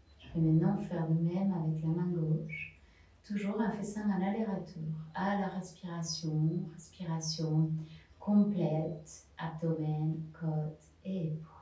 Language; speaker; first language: French; non-native, fluent; Spanish